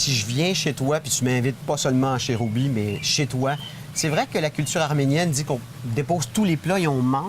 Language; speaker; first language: French; native; French